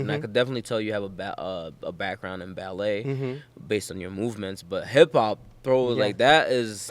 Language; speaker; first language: English; native; English